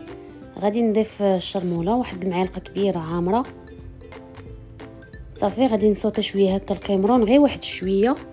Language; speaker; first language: Arabic; native; Arabic